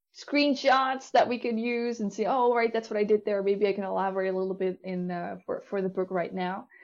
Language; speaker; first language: English; non-native, fluent; Dutch